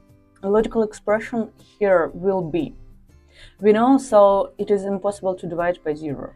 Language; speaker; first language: English; non-native, fluent; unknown